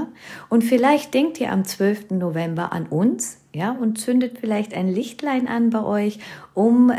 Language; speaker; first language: German; early bilingual, other home language; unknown